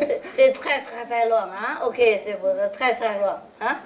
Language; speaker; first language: French; non-native, learner; Vietnamese